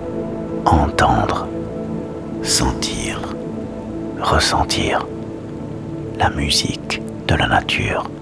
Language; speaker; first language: French; native; French